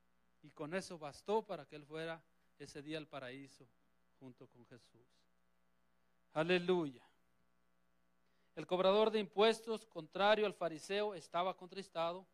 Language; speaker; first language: Spanish; native; Spanish